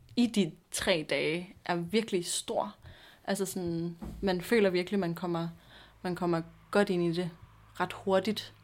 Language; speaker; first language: Danish; native; Danish